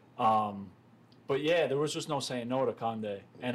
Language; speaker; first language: English; native; English